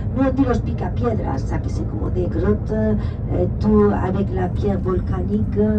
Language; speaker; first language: French; non-native, learner; Spanish